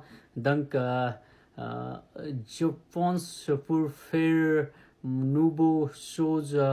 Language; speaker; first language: French; non-native, learner; Nepali